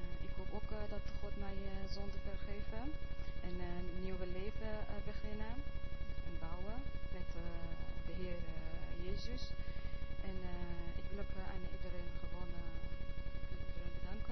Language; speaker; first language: Dutch; non-native, learner; Persian